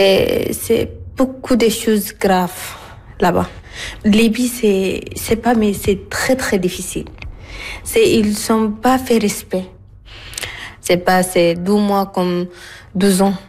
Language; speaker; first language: French; non-native, learner; Arabic